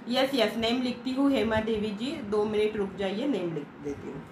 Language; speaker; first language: Hindi; non-native, local second language; Marathi